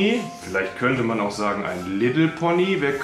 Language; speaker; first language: German; native; German